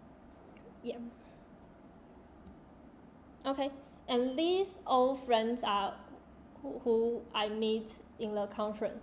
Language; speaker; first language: English; non-native, learner; Chinese